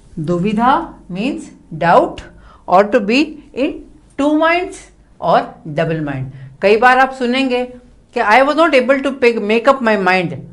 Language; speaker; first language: Hindi; non-native, local second language; Tamil